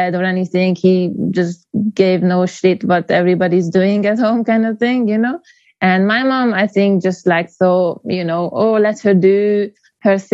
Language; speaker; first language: English; non-native, fluent; Hungarian